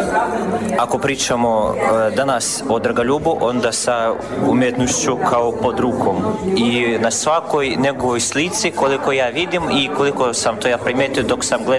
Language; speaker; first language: Serbian; non-native, fluent; Russian